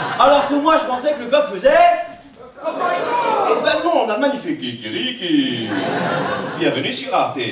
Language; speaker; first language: French; native; French